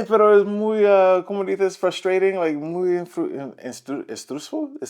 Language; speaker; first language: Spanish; non-native, learner; English